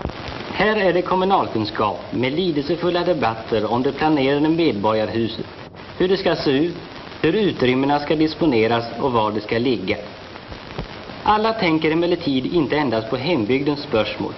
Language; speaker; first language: Swedish; native; Swedish